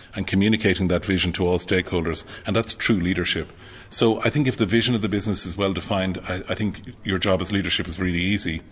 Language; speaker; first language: English; native; English